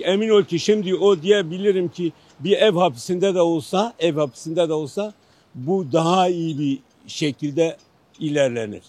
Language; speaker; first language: Turkish; non-native, local second language; Kurdish